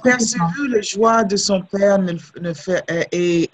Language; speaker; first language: French; non-native, fluent; English